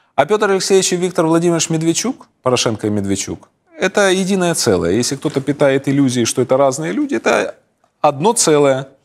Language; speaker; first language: Russian; native; Russian